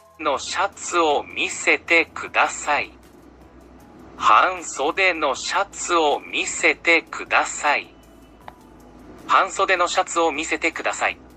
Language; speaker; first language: Japanese; non-native, learner; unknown